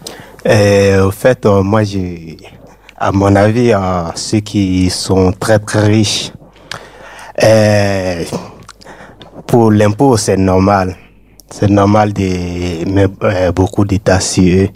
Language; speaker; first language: French; non-native, learner; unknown